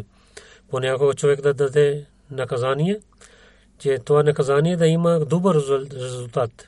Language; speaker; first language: Bulgarian; non-native, learner; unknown